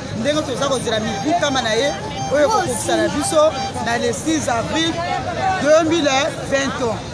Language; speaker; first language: Lingala; native; Lingala